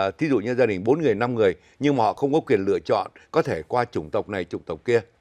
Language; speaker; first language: Vietnamese; native; Vietnamese